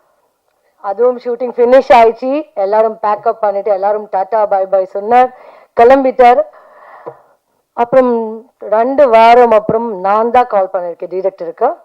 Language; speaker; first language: Tamil; non-native, learner; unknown